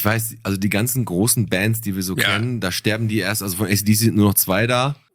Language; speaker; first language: German; native; German